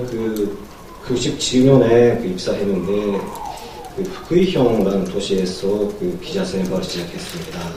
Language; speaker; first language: Korean; non-native, learner; Japanese